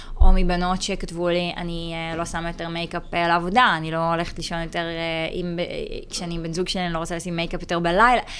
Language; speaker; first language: Hebrew; native; Hebrew